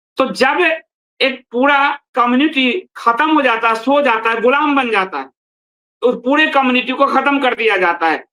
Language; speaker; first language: Hindi; native; Hindi